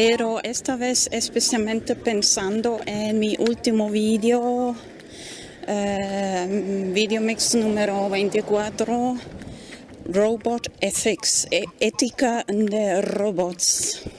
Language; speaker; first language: Spanish; non-native, fluent; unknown